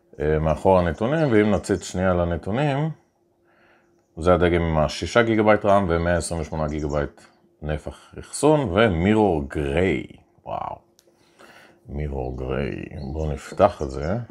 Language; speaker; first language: Hebrew; native; Hebrew